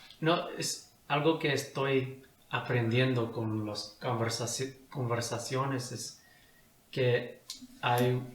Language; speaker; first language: Spanish; non-native, fluent; English